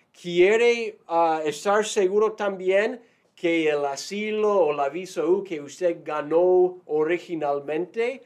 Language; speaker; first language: Spanish; non-native, fluent; English